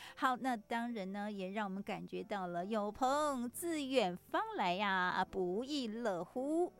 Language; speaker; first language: Chinese; native; Chinese